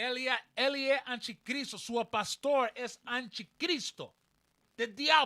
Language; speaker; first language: Portuguese; non-native, learner; Spanish